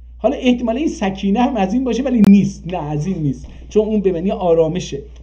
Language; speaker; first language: Persian; non-native, local second language; Azerbaijani